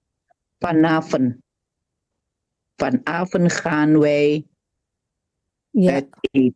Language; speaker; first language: Dutch; non-native, learner; Indonesian